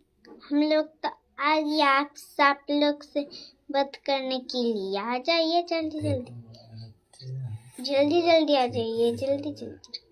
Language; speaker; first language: Hindi; non-native, local second language; Bangla